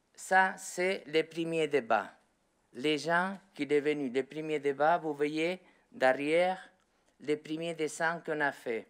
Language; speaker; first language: French; non-native, learner; Spanish